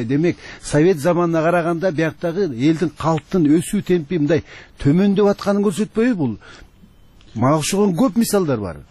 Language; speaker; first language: Kyrgyz; native; Kyrgyz